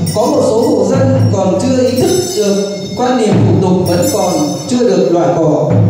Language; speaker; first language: Vietnamese; non-native, local second language; Iu Mien